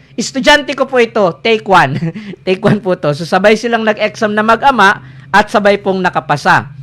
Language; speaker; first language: Filipino; non-native, local second language; Bikol